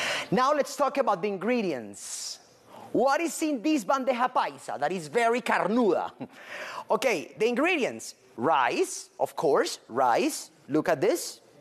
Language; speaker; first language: English; non-native, fluent; Spanish